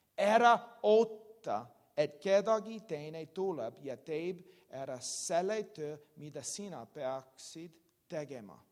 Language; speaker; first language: Estonian; non-native, learner; English